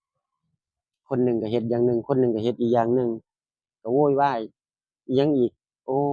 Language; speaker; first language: Thai; non-native, local second language; Northeastern Thai